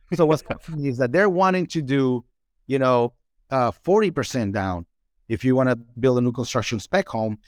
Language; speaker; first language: English; non-native, fluent; Spanish